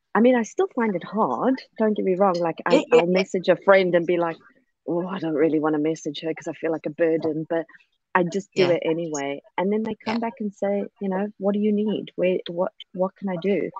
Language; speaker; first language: English; native; English